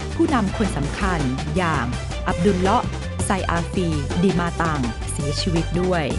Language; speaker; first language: Thai; native; Thai